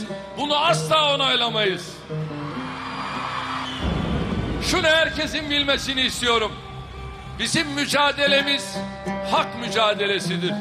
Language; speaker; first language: Turkish; native; Turkish